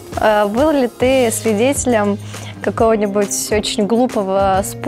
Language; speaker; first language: Russian; native; Russian